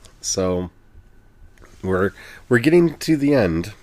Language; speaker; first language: English; native; English